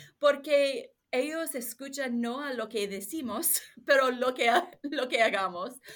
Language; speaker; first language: Spanish; non-native, learner; English